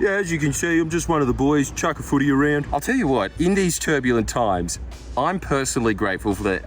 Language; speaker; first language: English; native; English